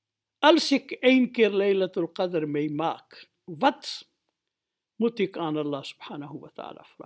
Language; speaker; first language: Dutch; non-native, fluent; Urdu